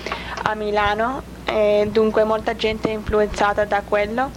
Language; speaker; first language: Italian; non-native, learner; English